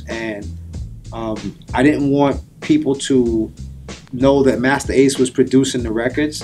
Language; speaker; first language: English; native; English